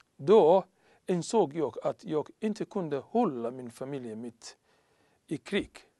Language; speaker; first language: Swedish; non-native, learner; Somali